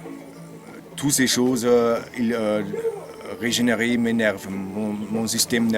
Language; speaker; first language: French; non-native, learner; German